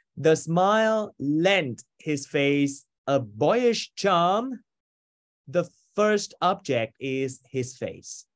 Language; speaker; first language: English; non-native, fluent; Vietnamese